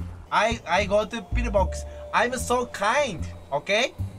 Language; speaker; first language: English; non-native, learner; Japanese